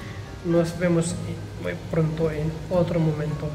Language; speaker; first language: Spanish; non-native, learner; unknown